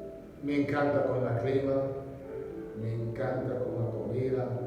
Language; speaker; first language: Spanish; non-native, learner; English